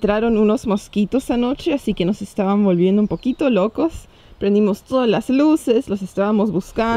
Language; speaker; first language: Spanish; native; Spanish